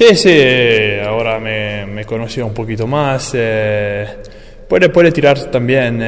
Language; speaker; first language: Spanish; non-native, learner; Italian